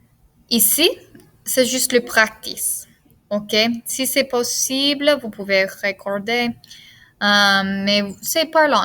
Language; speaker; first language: French; non-native, fluent; English